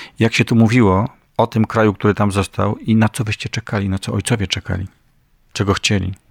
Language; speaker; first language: Polish; native; Polish